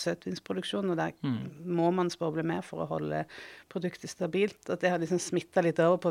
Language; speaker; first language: Norwegian; native; Norwegian